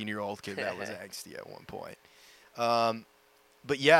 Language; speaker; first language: English; native; English